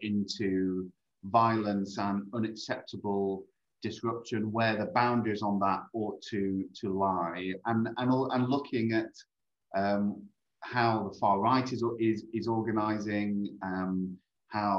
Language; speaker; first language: English; native; English